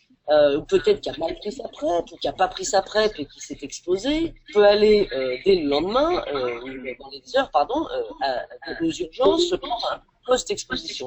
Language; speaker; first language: French; native; French